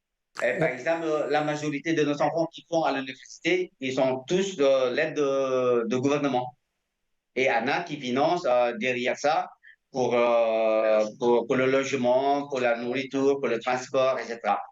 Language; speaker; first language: French; non-native, fluent; Indonesian